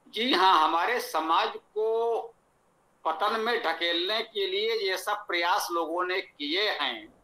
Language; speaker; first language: Hindi; native; Hindi